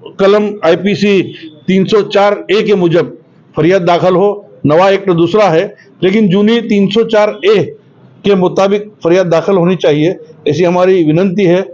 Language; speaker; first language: Hindi; non-native, local second language; Gujarati